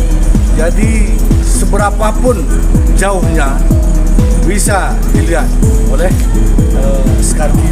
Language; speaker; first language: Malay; non-native, local second language; Sasak